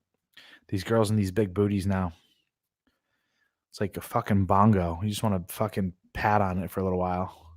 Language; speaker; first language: English; native; English